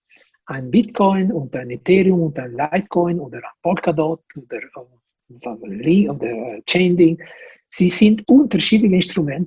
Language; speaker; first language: German; non-native, local second language; Italian